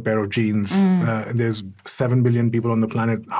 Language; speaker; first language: English; non-native, local second language; Hindi